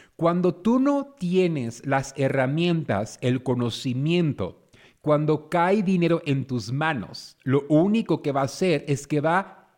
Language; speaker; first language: Spanish; early bilingual, heritage; Spanish